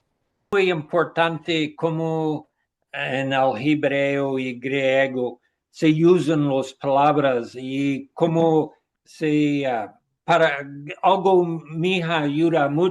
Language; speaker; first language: Spanish; non-native, learner; English